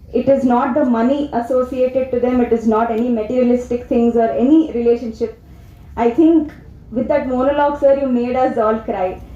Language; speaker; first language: Tamil; non-native, learner; Telugu